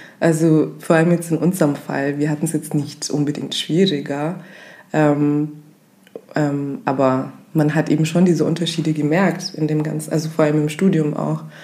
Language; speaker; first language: German; early bilingual, other home language; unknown